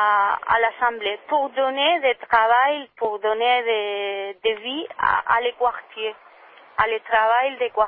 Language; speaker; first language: French; non-native, learner; Spanish